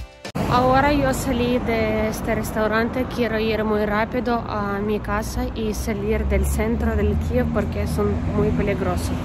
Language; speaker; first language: Spanish; non-native, learner; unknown